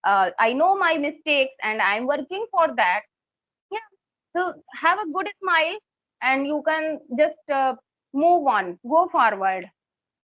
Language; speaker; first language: English; non-native, fluent; Hindi